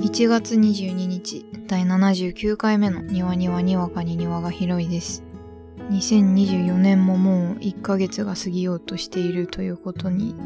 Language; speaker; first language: Japanese; native; Japanese